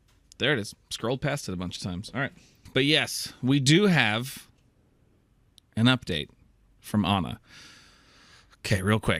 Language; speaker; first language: English; native; English